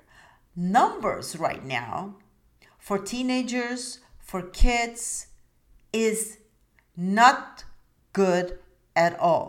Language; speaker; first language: English; non-native, fluent; Turkish